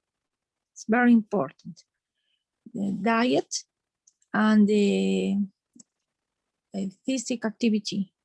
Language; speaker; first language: English; non-native, learner; Spanish